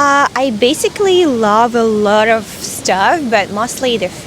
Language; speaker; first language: English; non-native, fluent; Russian